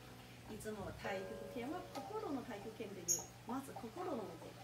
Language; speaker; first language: Japanese; non-native, fluent; Chinese